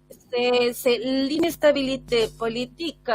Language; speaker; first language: French; non-native, fluent; Spanish